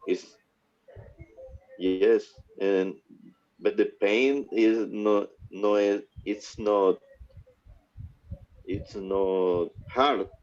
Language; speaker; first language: English; non-native, learner; Spanish